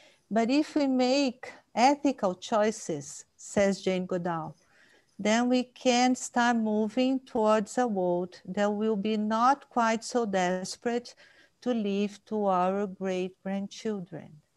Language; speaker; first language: English; non-native, fluent; Portuguese